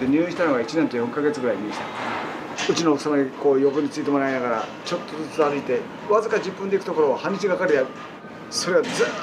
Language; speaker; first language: Japanese; native; Japanese